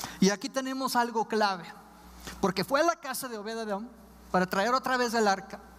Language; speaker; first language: Spanish; non-native, fluent; English